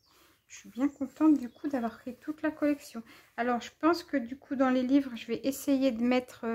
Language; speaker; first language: French; native; French